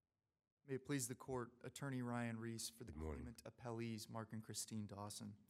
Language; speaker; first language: English; native; English